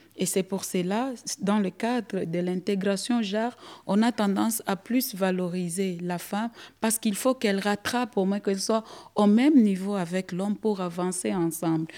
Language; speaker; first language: French; non-native, local second language; Swahili